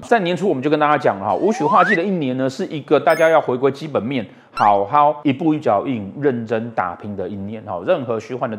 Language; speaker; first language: Chinese; native; Chinese